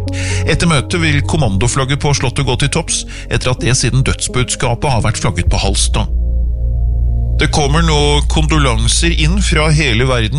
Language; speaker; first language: Norwegian; native; Norwegian